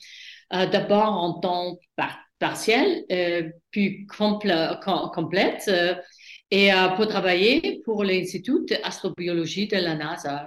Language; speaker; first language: French; non-native, fluent; German